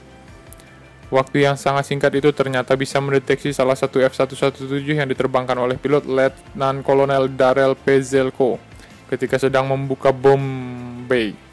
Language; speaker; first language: Indonesian; native; Indonesian